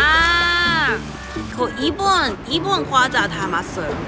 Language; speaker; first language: Korean; non-native, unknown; Cantonese